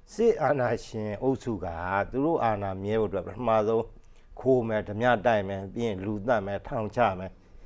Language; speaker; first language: Burmese; native; Burmese